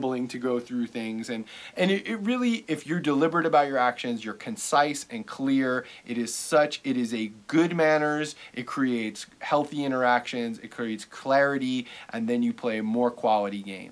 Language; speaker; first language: English; native; English